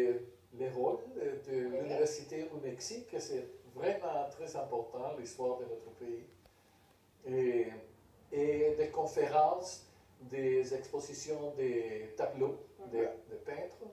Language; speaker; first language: French; non-native, fluent; Spanish